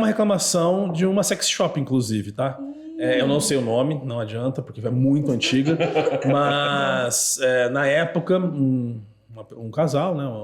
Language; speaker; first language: Portuguese; native; Portuguese